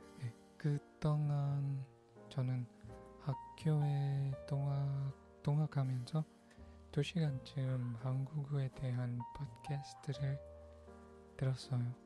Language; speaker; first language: Korean; non-native, learner; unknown